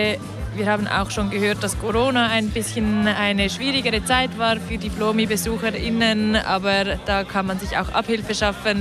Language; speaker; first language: German; native; German